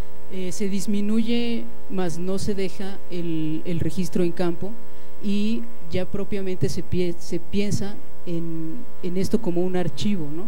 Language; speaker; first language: Spanish; native; Spanish